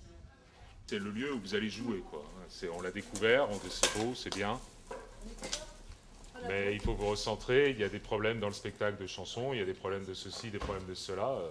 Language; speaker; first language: French; native; French